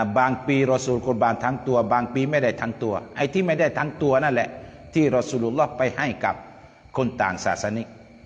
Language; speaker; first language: Thai; non-native, local second language; Pattani Malay